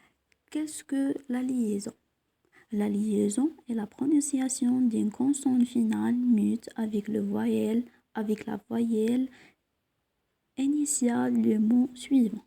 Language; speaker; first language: French; non-native, local second language; Arabic